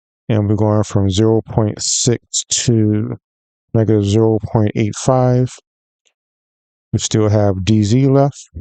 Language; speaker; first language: English; native; English